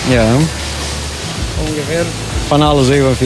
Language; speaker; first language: Dutch; non-native, learner; Romanian